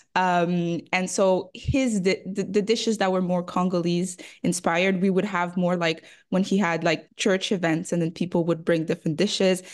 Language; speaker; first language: English; early bilingual, other home language; French